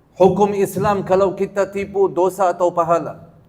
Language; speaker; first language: Malay; non-native, learner; Arabic